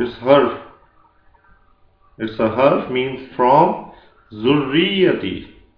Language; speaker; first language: English; non-native, local second language; Urdu